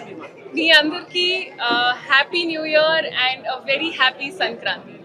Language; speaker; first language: Telugu; non-native, local second language; Hindi